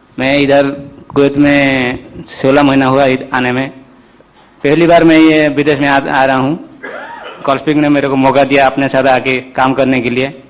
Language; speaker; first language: Hindi; non-native, local second language; Telugu